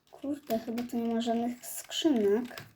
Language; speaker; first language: Polish; native; Polish